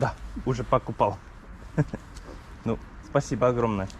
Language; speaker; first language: Russian; non-native, learner; Norwegian